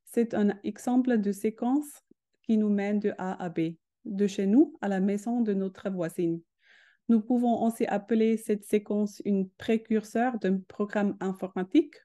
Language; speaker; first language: French; non-native, learner; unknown